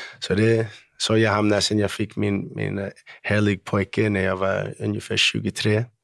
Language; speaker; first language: Swedish; early bilingual, heritage; Swedish